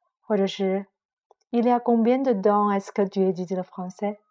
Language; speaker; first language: French; non-native, fluent; Chinese